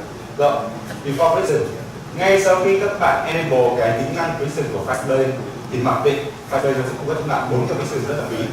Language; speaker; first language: Vietnamese; native; Vietnamese